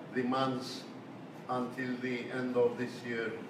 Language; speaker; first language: English; non-native, fluent; Turkish